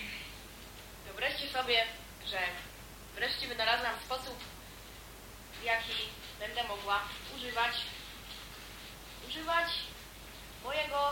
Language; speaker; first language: Polish; native; Polish